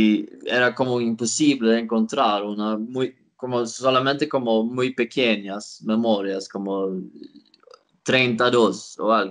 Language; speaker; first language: Spanish; non-native, learner; Swedish